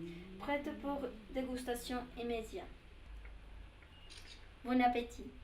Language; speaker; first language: French; non-native, learner; Spanish